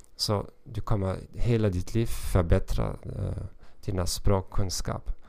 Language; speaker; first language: Swedish; non-native, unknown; German